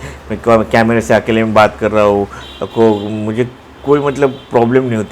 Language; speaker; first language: Hindi; non-native, local second language; Marathi